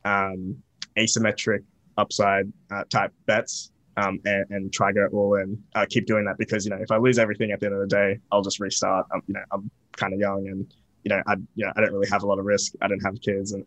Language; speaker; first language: English; native; English